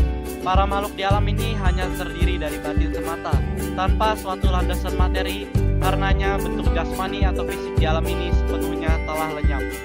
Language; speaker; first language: Indonesian; native; Indonesian